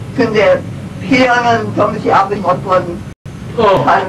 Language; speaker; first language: Korean; early bilingual, heritage; Korean